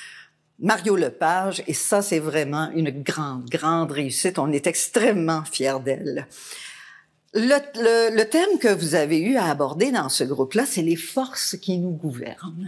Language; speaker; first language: French; native; French